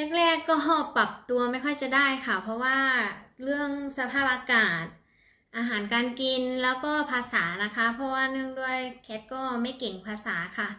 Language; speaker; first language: Thai; non-native, local second language; Northeastern Thai